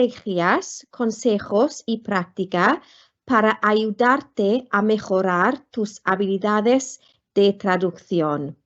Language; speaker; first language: Spanish; non-native, fluent; Welsh